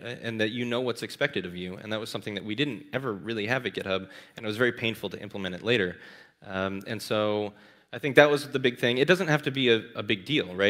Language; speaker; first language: English; native; English